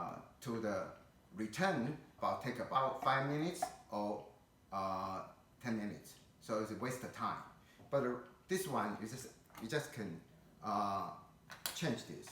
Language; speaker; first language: English; non-native, learner; Chinese